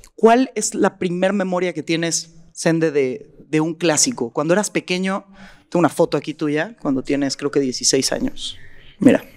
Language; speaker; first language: Spanish; native; Spanish